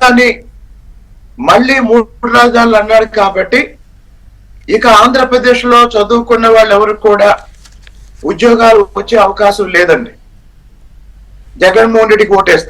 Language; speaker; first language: Telugu; native; Telugu